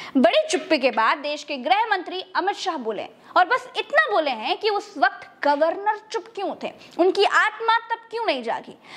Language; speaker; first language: Hindi; native; Hindi